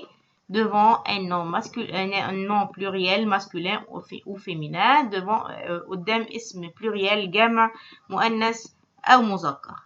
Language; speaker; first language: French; non-native, local second language; Arabic